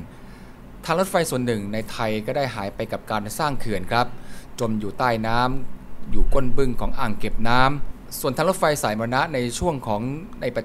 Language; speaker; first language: Thai; native; Thai